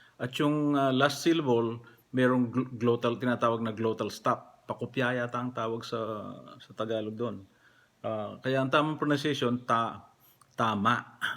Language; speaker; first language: Filipino; non-native, local second language; Pampanga